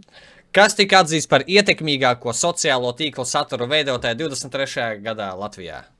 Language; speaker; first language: Latvian; native; Latvian